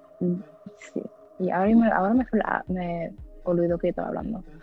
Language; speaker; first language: Spanish; early bilingual, heritage; English